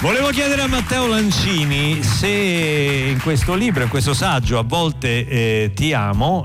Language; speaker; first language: Italian; native; Italian